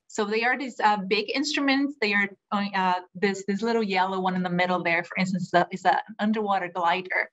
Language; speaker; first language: English; non-native, fluent; Portuguese